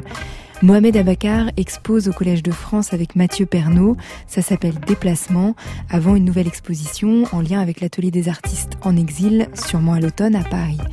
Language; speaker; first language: French; native; French